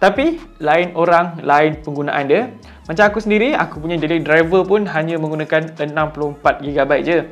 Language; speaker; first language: Malay; native; Malay